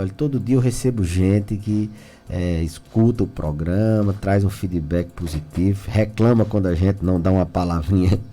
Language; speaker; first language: Portuguese; native; Portuguese